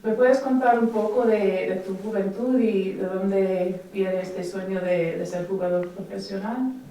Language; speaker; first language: Spanish; non-native, fluent; English